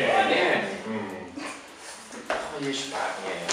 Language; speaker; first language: Czech; non-native, learner; English